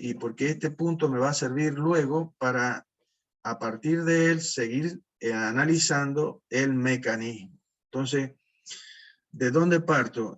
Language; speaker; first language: Spanish; native; Spanish